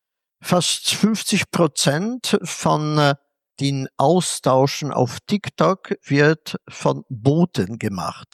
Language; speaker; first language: German; non-native, fluent; Polish